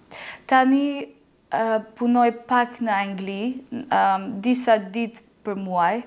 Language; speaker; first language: Albanian; non-native, learner; English